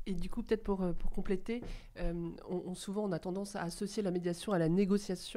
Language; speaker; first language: French; native; French